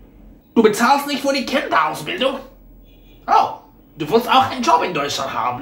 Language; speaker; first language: German; non-native, fluent; Arabic